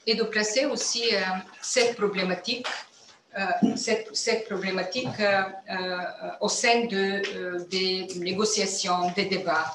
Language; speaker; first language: French; non-native, fluent; Bulgarian